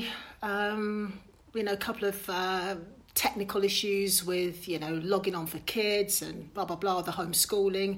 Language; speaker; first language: English; native; English